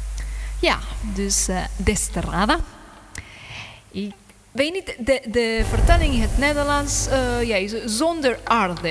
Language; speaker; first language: Dutch; non-native, learner; Spanish